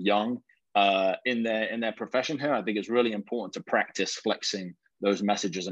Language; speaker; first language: English; native; English